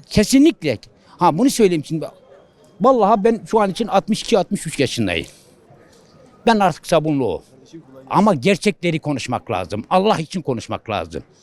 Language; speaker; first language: Turkish; non-native, local second language; Kurdish